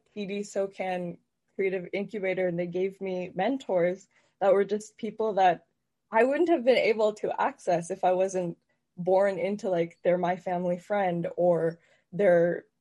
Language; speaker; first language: English; native; English